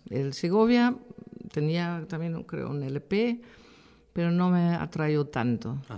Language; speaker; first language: Spanish; non-native, fluent; German